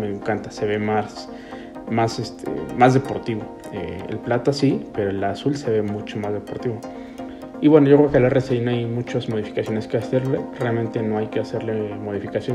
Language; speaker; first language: Spanish; native; Spanish